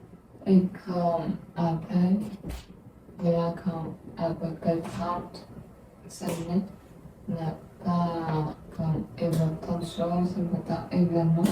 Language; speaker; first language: French; non-native, learner; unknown